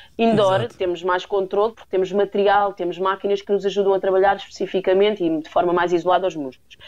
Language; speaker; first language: Portuguese; native; Portuguese